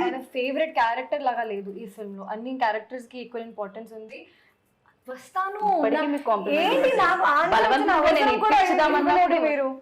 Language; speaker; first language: Telugu; non-native, local second language; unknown